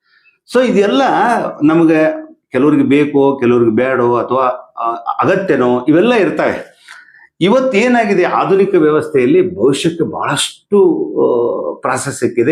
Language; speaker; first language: Kannada; native; Kannada